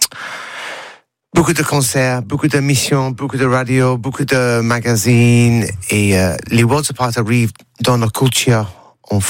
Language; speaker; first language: French; non-native, learner; English